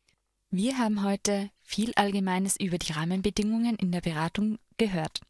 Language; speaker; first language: German; native; German